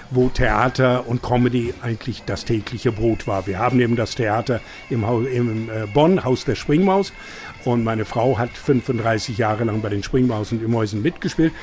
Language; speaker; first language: German; non-native, fluent; English